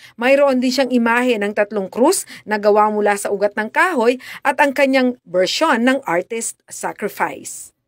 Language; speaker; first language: Filipino; native; Filipino